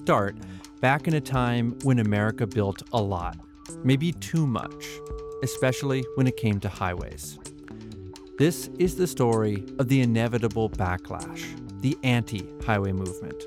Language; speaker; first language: English; native; English